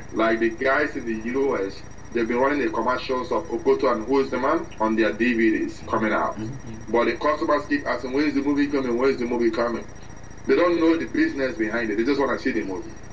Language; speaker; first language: English; non-native, local second language; Igbo